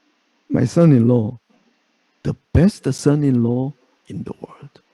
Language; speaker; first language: English; non-native, fluent; Korean